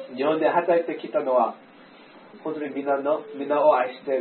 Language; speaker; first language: Japanese; non-native, learner; English